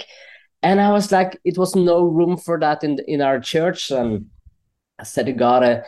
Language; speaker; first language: English; non-native, fluent; Norwegian